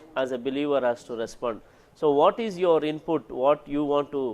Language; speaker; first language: English; non-native, local second language; Kannada